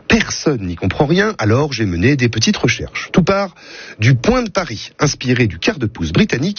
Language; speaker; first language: French; native; French